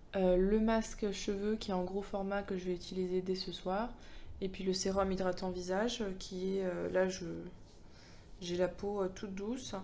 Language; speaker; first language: French; native; French